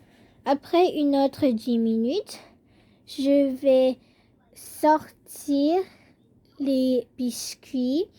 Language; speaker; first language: French; non-native, learner; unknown